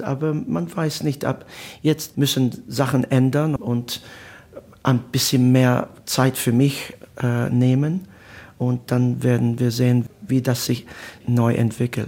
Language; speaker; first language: German; non-native, learner; Italian